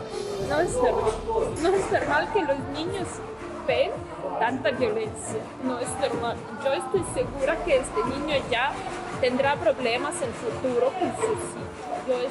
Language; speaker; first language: Spanish; non-native, fluent; Ukrainian